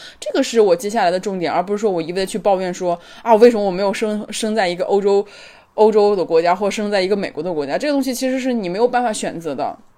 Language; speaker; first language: Chinese; native; Chinese